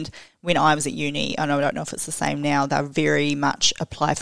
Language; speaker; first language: English; native; English